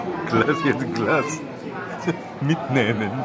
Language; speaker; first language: German; non-native, fluent; Korean